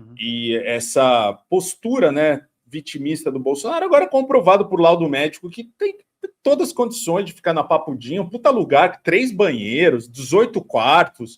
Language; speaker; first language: Portuguese; native; Portuguese